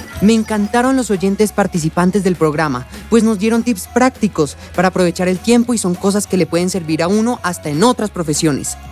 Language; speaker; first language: Spanish; native; Spanish